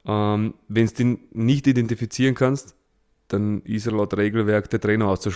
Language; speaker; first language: German; early bilingual, other home language; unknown